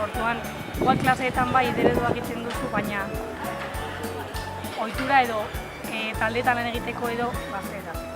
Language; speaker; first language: Basque; non-native, local second language; Spanish